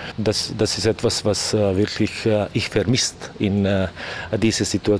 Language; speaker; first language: German; non-native, learner; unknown